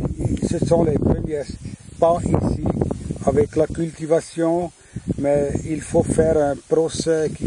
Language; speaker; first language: French; non-native, fluent; German